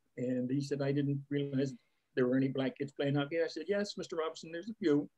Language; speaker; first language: English; native; English